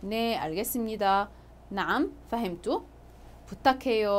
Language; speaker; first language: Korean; non-native, fluent; Arabic